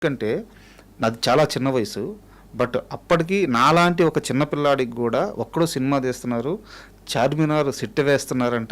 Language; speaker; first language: Telugu; native; Telugu